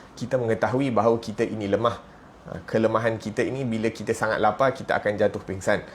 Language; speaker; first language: Malay; native; Malay